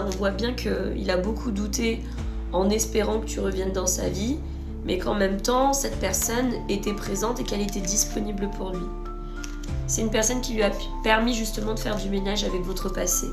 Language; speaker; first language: French; native; French